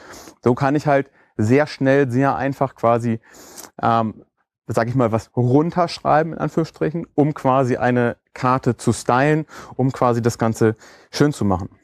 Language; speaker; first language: German; native; German